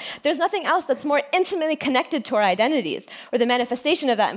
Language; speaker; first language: English; native; English